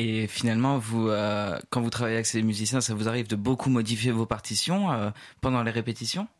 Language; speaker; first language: French; native; French